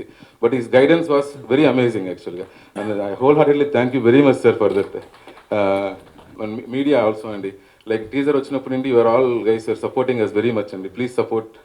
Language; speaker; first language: Telugu; native; Telugu